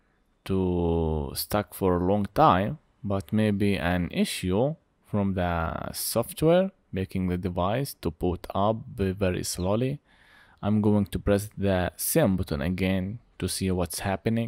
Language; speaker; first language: English; non-native, fluent; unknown